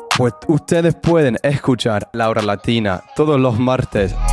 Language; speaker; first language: Spanish; non-native, fluent; English